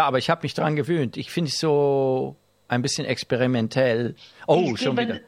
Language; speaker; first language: German; native; German